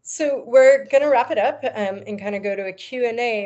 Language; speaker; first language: English; native; English